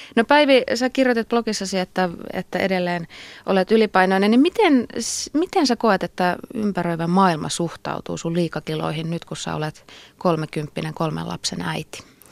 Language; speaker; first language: Finnish; native; Finnish